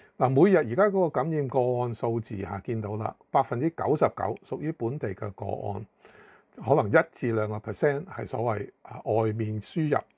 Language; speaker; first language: Chinese; non-native, local second language; Cantonese